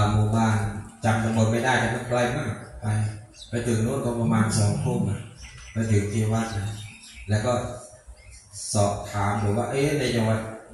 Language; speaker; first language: Thai; non-native, local second language; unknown